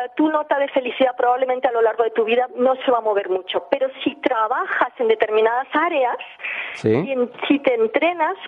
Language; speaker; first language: Spanish; early bilingual, heritage; English